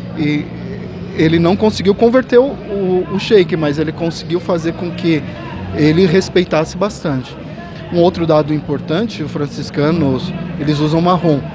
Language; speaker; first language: Portuguese; native; Portuguese